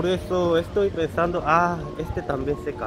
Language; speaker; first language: Spanish; non-native, learner; Korean